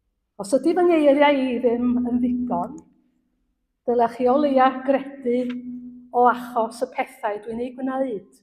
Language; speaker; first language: Welsh; native; Welsh